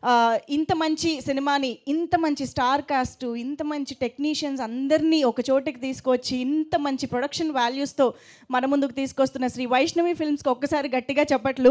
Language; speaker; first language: Telugu; native; Telugu